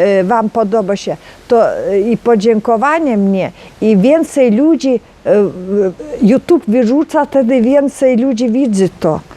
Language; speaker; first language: Polish; non-native, learner; Ukrainian